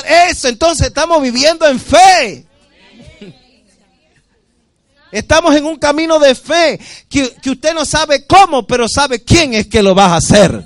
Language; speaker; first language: Spanish; native; Spanish